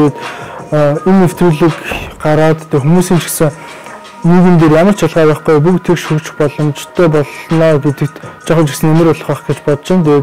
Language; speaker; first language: Mongolian; native; Mongolian